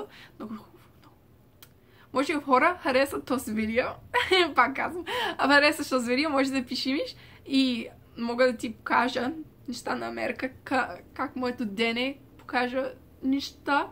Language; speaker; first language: Bulgarian; early bilingual, heritage; Bulgarian